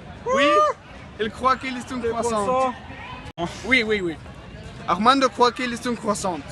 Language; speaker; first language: French; non-native, learner; Spanish